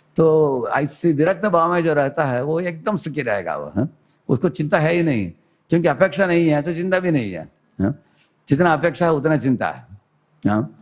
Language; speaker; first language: Hindi; non-native, local second language; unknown